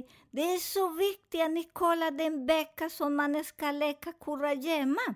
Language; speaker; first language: Swedish; non-native, learner; Spanish